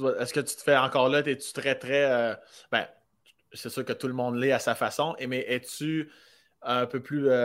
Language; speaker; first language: French; native; French